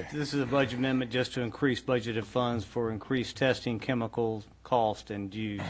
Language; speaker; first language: English; native; English